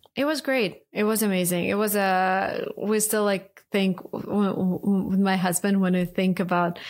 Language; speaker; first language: English; non-native, fluent; Russian